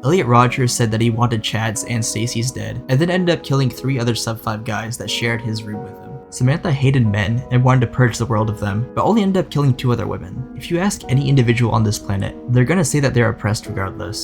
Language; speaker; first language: English; native; English